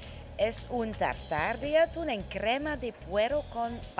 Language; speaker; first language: Spanish; non-native, learner; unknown